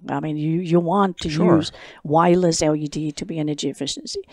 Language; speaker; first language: English; non-native, local second language; Cantonese